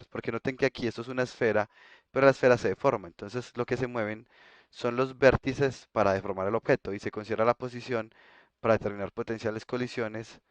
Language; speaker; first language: Spanish; native; Spanish